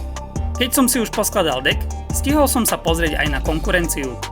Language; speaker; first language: Slovak; native; Slovak